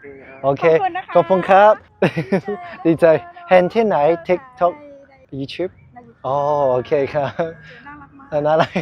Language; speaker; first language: Thai; non-native, learner; English